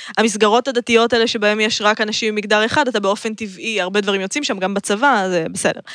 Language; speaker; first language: Hebrew; native; Hebrew